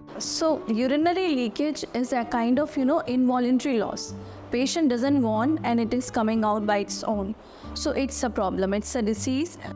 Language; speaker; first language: English; non-native, local second language; Hindi